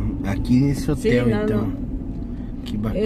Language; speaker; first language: Portuguese; native; Portuguese